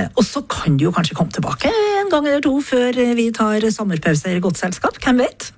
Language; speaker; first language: Norwegian; native; Norwegian